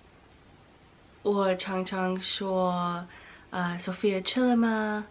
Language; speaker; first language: Chinese; non-native, learner; English